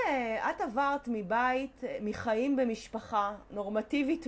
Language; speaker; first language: Hebrew; native; Hebrew